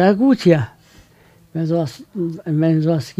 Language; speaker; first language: German; non-native, learner; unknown